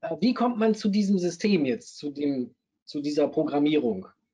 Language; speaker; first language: German; native; German